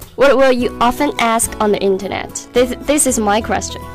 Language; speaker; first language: English; non-native, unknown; Chinese